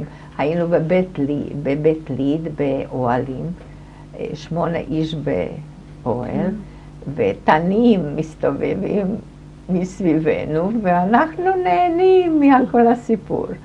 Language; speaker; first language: Hebrew; non-native, fluent; German